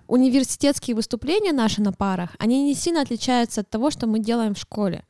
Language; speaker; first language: Russian; native; Russian